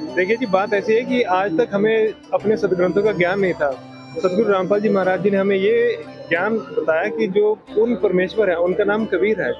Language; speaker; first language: Hindi; native; Hindi